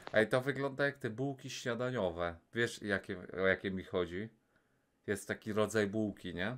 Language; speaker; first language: Polish; native; Polish